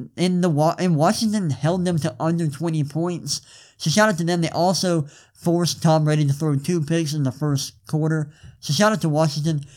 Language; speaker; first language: English; native; English